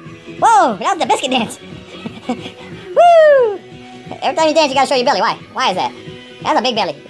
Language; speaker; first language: English; native; English